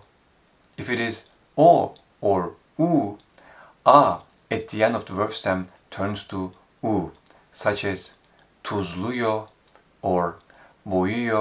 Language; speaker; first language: English; non-native, fluent; Turkish